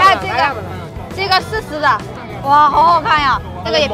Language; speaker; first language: Chinese; native; Chinese